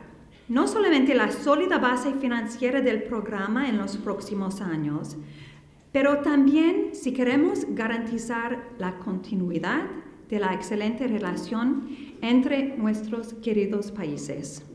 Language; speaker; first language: Spanish; non-native, fluent; English